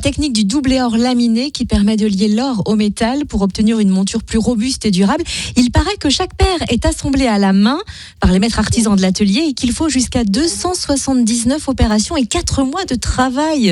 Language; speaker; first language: French; native; French